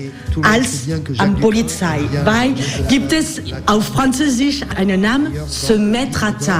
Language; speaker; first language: German; non-native, learner; French